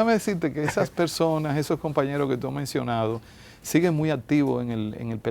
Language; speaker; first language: Spanish; native; Spanish